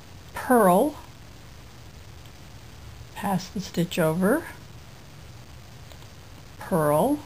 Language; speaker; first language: English; native; English